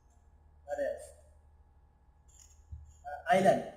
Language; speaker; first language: English; non-native, learner; Indonesian